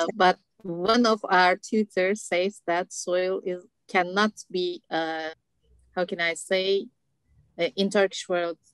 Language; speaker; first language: English; non-native, learner; Turkish